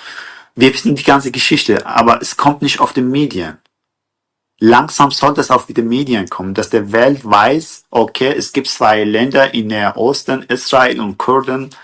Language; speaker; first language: German; non-native, fluent; Kurdish